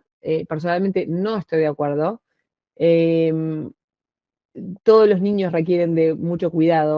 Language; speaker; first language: Spanish; native; Spanish